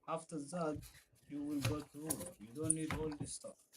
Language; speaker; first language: English; non-native, fluent; Arabic